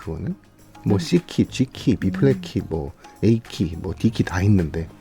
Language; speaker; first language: Korean; native; Korean